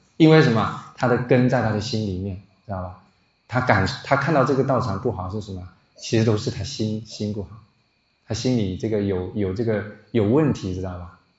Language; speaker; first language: Chinese; non-native, local second language; Min Nan Chinese